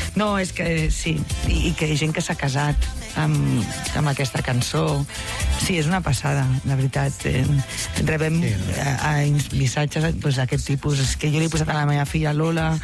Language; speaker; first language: Catalan; non-native, local second language; Spanish